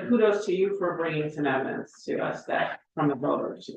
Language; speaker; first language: English; native; English